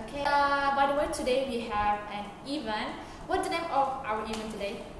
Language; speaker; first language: English; non-native, learner; Indonesian